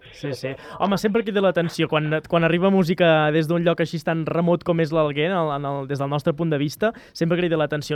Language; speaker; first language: Catalan; native; Catalan